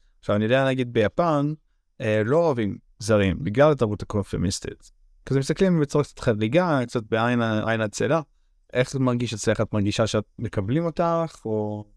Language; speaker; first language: Hebrew; native; Hebrew